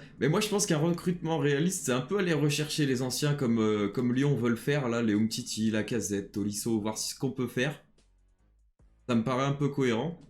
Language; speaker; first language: French; native; French